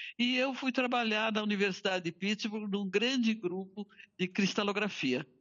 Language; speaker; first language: Portuguese; native; Portuguese